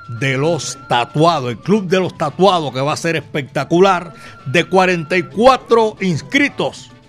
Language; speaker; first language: Spanish; native; Spanish